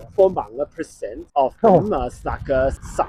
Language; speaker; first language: Norwegian; non-native, learner; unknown